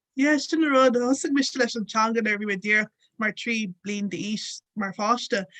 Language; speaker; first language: Irish; non-native, local second language; Yoruba